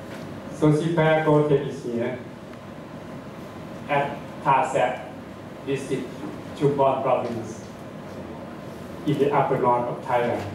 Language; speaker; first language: English; non-native, fluent; Thai